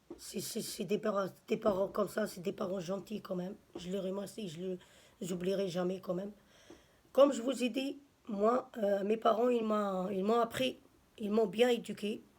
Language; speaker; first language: French; non-native, local second language; Arabic